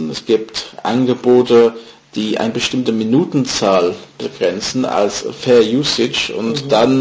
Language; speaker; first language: German; non-native, fluent; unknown